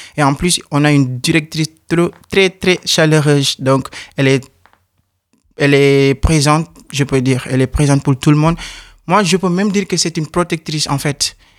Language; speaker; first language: French; non-native, local second language; Wolof